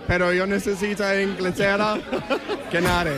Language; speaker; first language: Spanish; non-native, learner; English